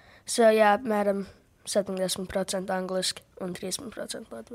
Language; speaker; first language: Latvian; early bilingual, heritage; English